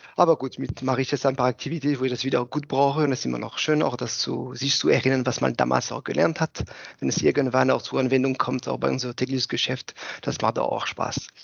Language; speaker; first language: German; non-native, fluent; French